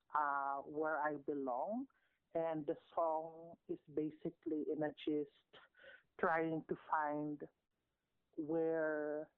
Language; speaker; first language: English; non-native, local second language; Filipino